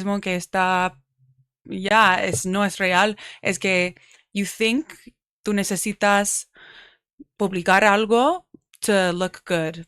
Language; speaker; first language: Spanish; non-native, learner; English